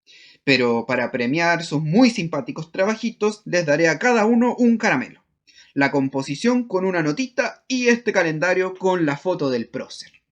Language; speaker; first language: Spanish; native; Spanish